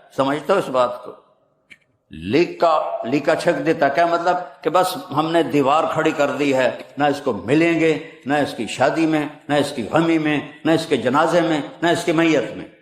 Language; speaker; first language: Urdu; non-native, local second language; Punjabi